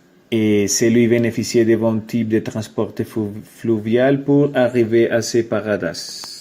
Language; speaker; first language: French; non-native, learner; Spanish